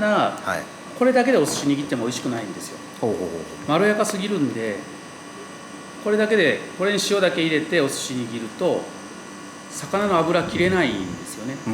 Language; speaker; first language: Japanese; native; Japanese